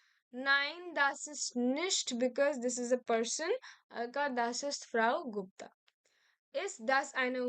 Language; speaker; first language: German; non-native, fluent; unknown